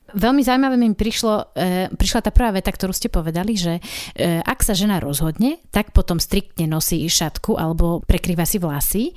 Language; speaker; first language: Slovak; native; Slovak